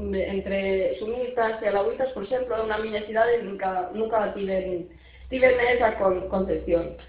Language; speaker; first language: Galician; non-native, fluent; Arabic